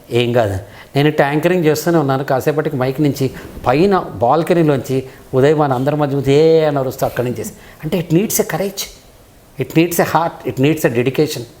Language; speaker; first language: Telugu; native; Telugu